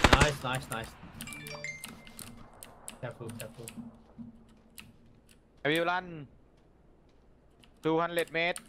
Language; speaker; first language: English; non-native, learner; Thai